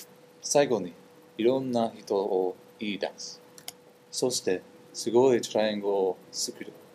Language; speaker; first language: Japanese; non-native, learner; English